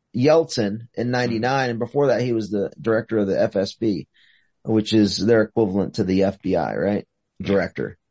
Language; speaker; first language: English; native; English